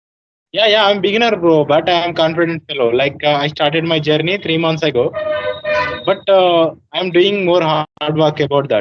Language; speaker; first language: English; non-native, learner; Telugu